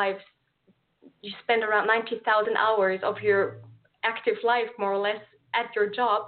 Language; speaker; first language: English; non-native, fluent; German